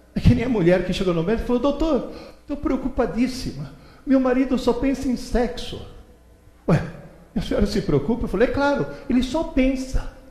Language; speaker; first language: Portuguese; early bilingual, other home language; Italian